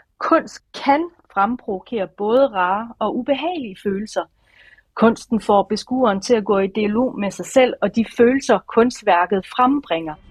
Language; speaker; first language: Danish; early bilingual, other home language; Persian